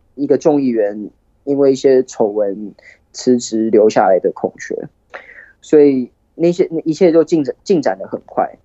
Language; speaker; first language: Chinese; early bilingual, heritage; Chinese